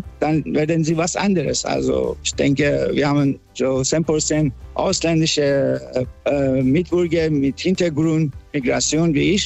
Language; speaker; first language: German; non-native, fluent; Persian